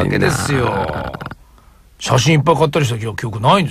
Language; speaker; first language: Japanese; native; Japanese